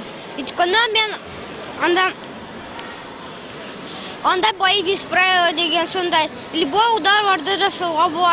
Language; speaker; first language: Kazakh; non-native, local second language; Russian